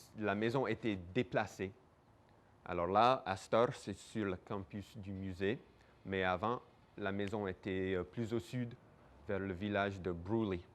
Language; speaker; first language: French; non-native, local second language; English